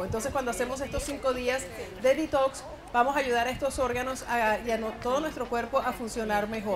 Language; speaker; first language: Spanish; native; Spanish